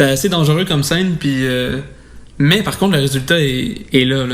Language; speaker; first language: French; native; French